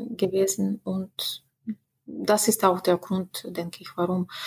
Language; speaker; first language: German; non-native, fluent; Russian